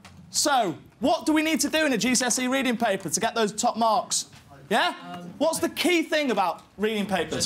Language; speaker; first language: English; native; English